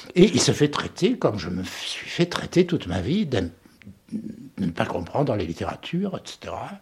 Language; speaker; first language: French; native; French